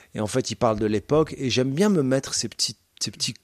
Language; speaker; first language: French; native; French